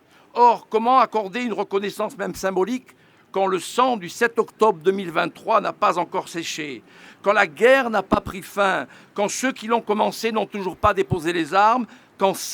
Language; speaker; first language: French; native; French